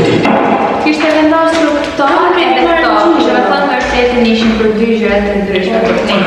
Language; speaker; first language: Albanian; early bilingual, heritage; Albanian